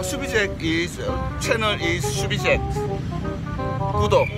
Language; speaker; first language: English; non-native, learner; Korean